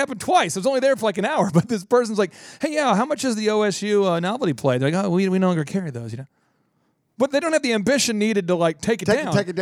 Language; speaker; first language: English; native; English